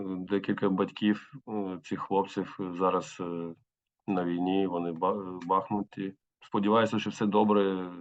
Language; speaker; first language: Ukrainian; non-native, local second language; Russian